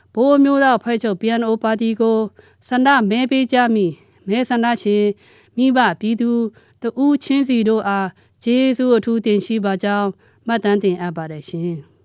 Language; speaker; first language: Burmese; non-native, local second language; Pa'o Karen